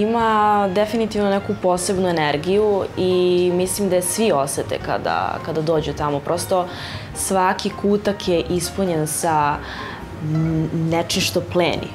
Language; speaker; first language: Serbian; early bilingual, heritage; Serbian